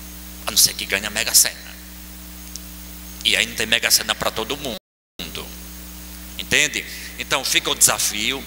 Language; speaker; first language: Portuguese; native; Portuguese